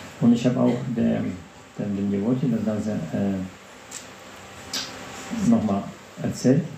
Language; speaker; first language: German; non-native, fluent; Russian